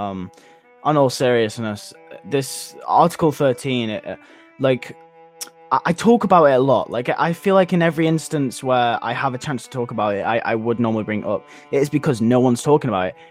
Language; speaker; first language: English; native; English